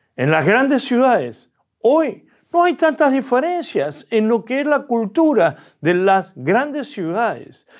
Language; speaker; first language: Spanish; early bilingual, other home language; Korean